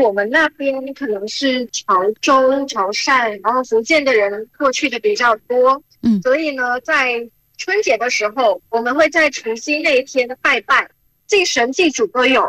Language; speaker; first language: Chinese; non-native, fluent; Khmer